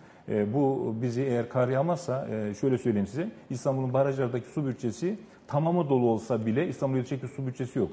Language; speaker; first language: Turkish; native; Turkish